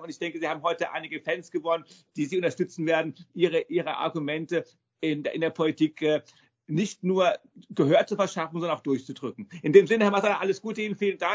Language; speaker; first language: German; native; German